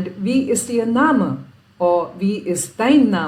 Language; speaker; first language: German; non-native, fluent; Marathi